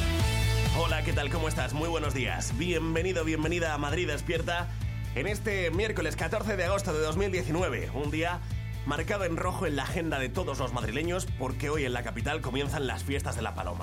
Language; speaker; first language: Spanish; native; Spanish